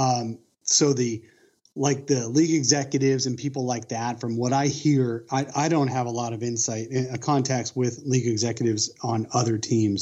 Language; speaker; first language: English; native; English